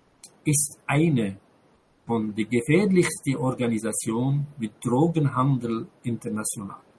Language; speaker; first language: German; non-native, fluent; Arabic